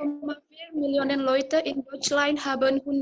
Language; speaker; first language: German; non-native, learner; Indonesian